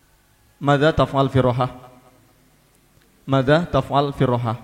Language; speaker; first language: Arabic; non-native, learner; Indonesian